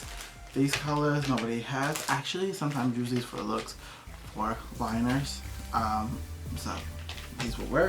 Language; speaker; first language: English; native; English